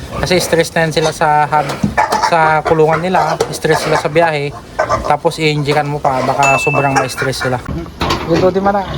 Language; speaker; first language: Filipino; native; Filipino